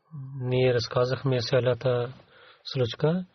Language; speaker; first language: Bulgarian; non-native, learner; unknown